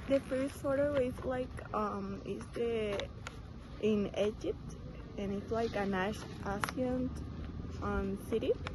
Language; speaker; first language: English; non-native, learner; Spanish